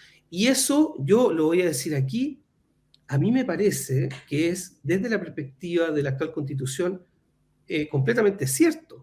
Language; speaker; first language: Spanish; native; Spanish